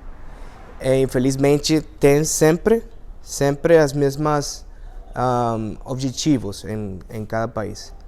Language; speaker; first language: Portuguese; non-native, fluent; Spanish